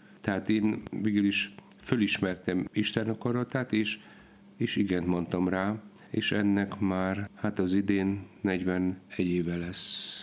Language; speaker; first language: Hungarian; non-native, fluent; Polish